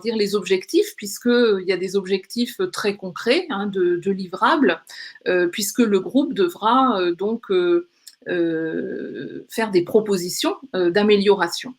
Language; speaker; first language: French; native; French